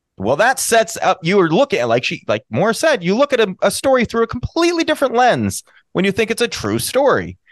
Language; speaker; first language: English; native; English